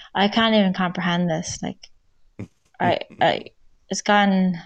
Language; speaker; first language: English; native; English